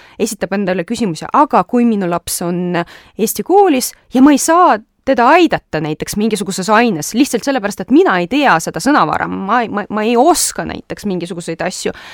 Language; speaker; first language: Estonian; non-native, local second language; Russian